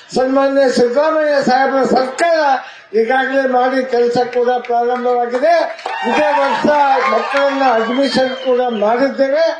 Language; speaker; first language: Kannada; non-native, local second language; Lambadi